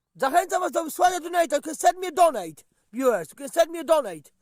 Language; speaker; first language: English; non-native, learner; Polish